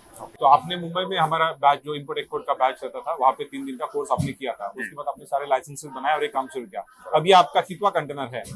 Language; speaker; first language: Hindi; non-native, local second language; Marathi